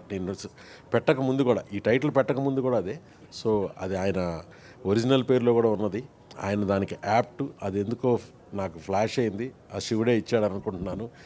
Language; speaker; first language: Telugu; native; Telugu